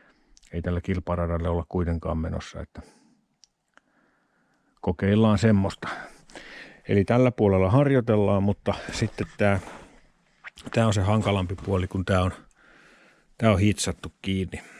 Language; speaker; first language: Finnish; native; Finnish